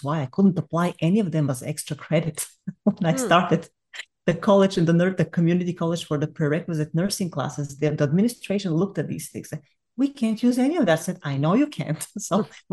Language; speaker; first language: English; non-native, fluent; Bulgarian